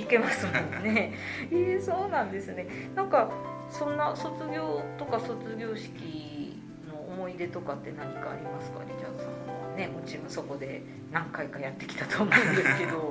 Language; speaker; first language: Japanese; native; Japanese